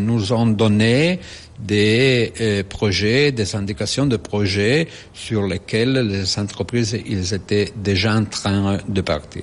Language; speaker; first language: French; non-native, fluent; Italian